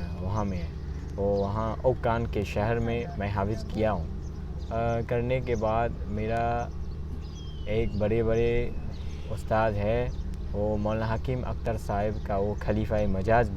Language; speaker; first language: Hindi; non-native, learner; Burmese